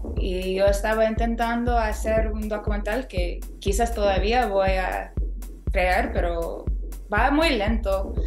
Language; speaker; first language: Spanish; non-native, fluent; English